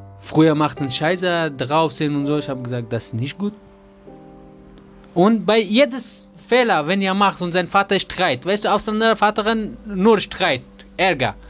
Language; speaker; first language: German; non-native, learner; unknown